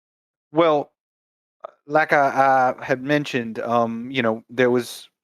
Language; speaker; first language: English; native; English